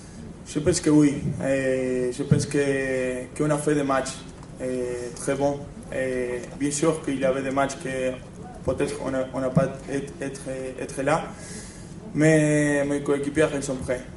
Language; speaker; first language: French; non-native, fluent; Spanish